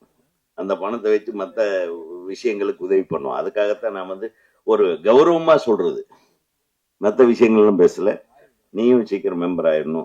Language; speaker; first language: Tamil; native; Tamil